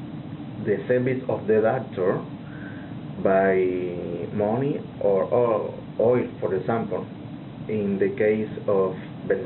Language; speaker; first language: English; non-native, learner; Spanish